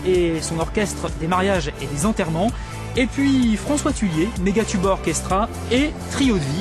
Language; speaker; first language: French; native; French